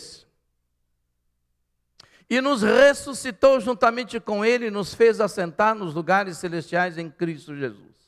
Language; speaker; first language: Portuguese; native; Portuguese